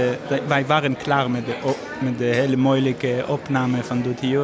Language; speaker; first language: Dutch; non-native, learner; Hebrew